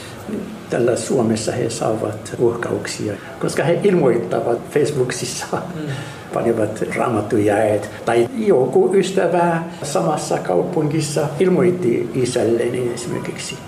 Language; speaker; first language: Finnish; non-native, learner; Arabic